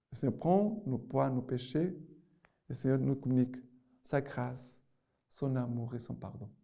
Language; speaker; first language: French; non-native, fluent; Portuguese